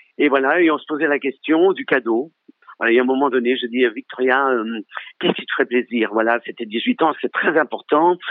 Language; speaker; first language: French; early bilingual, other home language; Italian